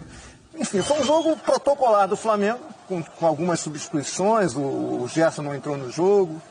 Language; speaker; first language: Portuguese; native; Portuguese